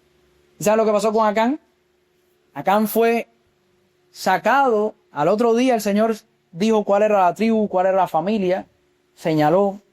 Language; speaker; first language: Spanish; native; Spanish